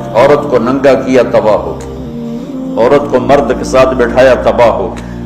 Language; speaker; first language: Urdu; non-native, local second language; Punjabi